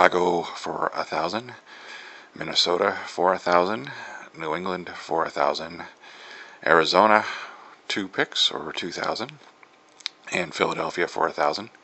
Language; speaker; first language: English; native; English